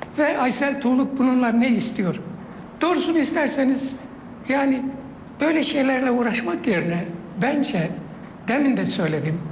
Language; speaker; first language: Turkish; non-native, local second language; Kurdish